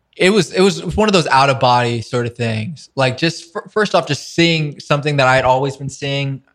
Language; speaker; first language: English; native; English